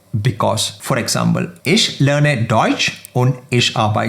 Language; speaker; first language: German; non-native, fluent; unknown